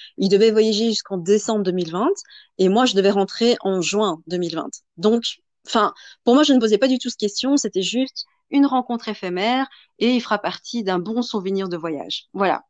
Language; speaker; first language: French; early bilingual, other home language; Vietnamese